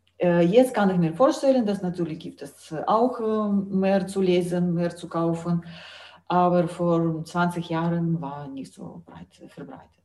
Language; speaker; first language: German; non-native, fluent; Russian